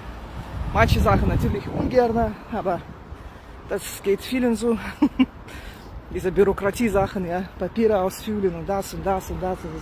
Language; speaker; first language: German; non-native, fluent; Russian